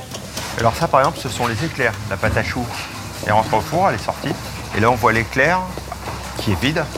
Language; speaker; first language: French; native; French